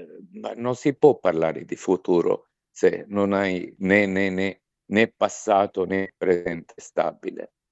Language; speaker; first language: Italian; non-native, fluent; Arabic